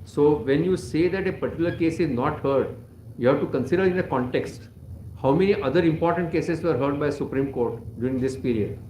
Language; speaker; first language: English; non-native, local second language; Marathi